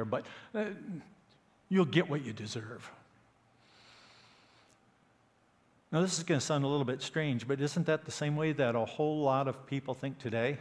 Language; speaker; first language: English; native; English